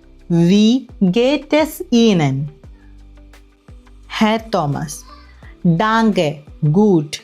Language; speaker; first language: German; non-native, fluent; Malayalam